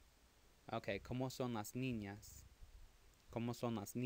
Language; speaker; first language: Spanish; non-native, fluent; English